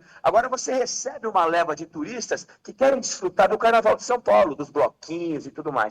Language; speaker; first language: Portuguese; native; Portuguese